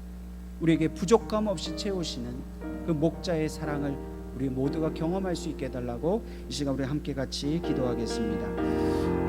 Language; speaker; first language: Korean; native; Korean